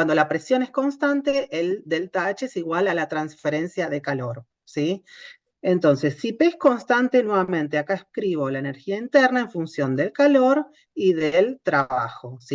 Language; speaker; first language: Spanish; native; Spanish